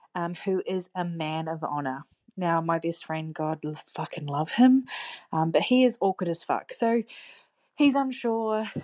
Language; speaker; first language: English; native; English